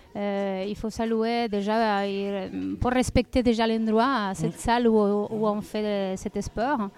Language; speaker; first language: French; non-native, fluent; Spanish